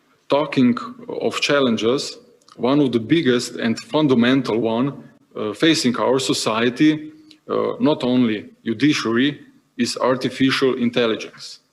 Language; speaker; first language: English; non-native, fluent; Slovenian